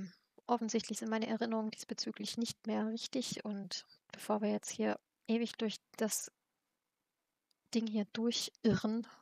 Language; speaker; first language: German; native; German